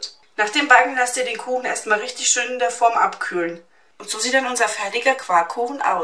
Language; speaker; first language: German; native; German